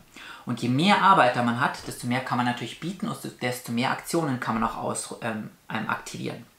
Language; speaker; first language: German; native; German